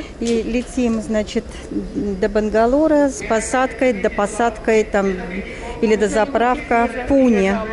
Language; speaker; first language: Russian; native; Russian